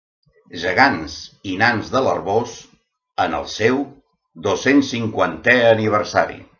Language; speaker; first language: Catalan; native; Catalan